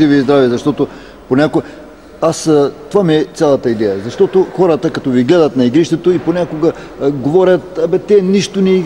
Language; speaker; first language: Bulgarian; native; Bulgarian